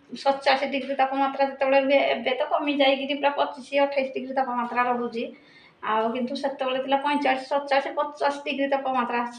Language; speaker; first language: Odia; native; Odia